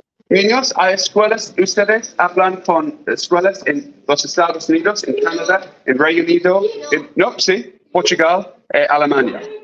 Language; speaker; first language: Spanish; non-native, learner; English